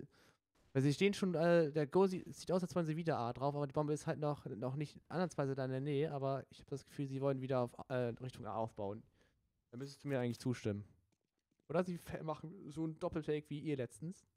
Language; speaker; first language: German; native; German